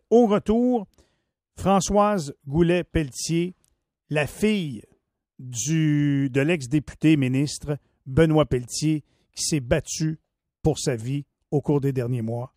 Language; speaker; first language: French; native; French